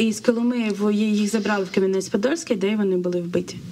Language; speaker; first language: Ukrainian; native; Ukrainian